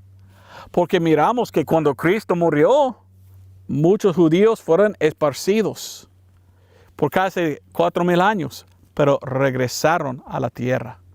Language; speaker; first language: Spanish; non-native, fluent; English